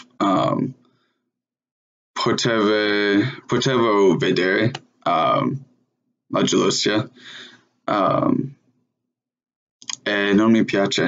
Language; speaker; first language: Italian; non-native, learner; English